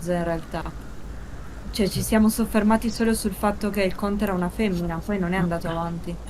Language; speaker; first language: Italian; native; Italian